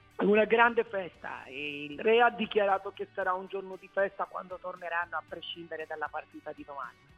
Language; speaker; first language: Italian; early bilingual, other home language; Arabic